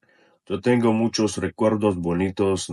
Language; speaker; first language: Spanish; non-native, learner; Russian